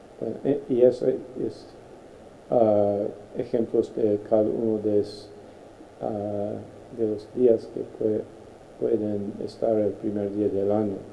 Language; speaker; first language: Spanish; non-native, fluent; English